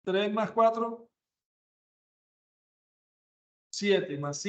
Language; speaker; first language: Spanish; native; Spanish